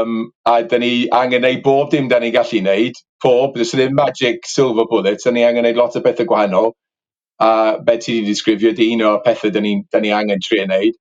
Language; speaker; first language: Welsh; native; Welsh